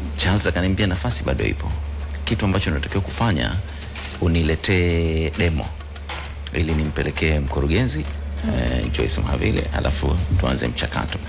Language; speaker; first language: Swahili; native; Swahili